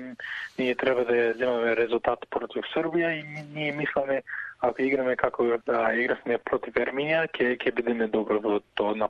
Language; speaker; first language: Macedonian; early bilingual, heritage; Macedonian